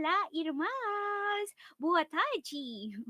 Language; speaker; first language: Portuguese; non-native, learner; Filipino